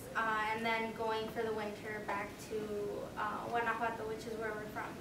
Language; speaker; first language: English; native; English